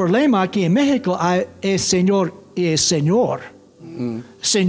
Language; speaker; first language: Spanish; non-native, fluent; English